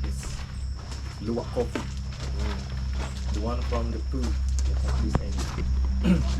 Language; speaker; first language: English; non-native, local second language; Indonesian